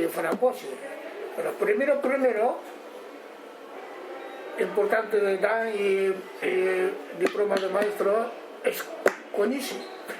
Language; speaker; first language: Spanish; non-native, learner; Japanese